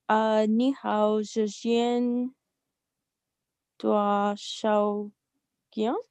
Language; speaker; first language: Chinese; non-native, learner; English